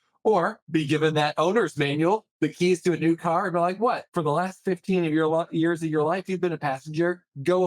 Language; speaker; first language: English; native; English